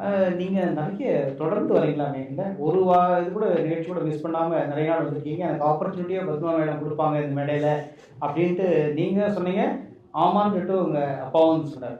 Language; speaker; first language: Tamil; native; Tamil